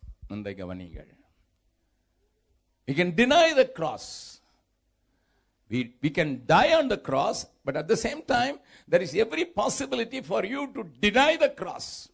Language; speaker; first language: English; non-native, local second language; Tamil